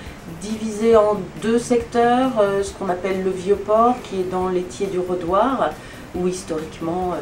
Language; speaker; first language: French; native; French